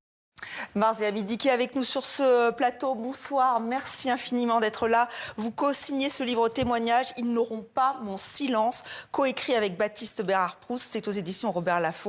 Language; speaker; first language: French; native; French